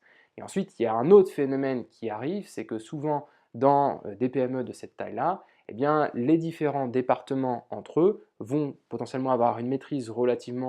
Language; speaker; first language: French; native; French